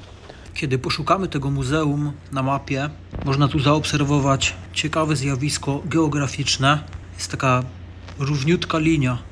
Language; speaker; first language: Polish; native; Polish